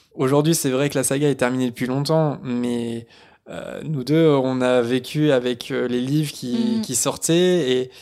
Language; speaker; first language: French; native; French